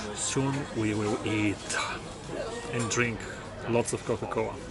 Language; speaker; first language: English; non-native, fluent; Bulgarian